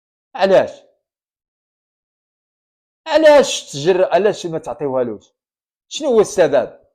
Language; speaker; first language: Arabic; native; Arabic